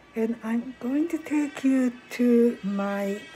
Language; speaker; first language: English; non-native, fluent; Japanese